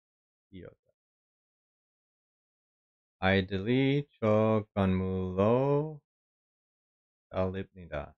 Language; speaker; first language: Korean; non-native, learner; English